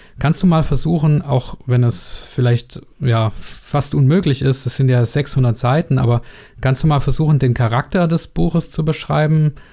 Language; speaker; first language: German; native; German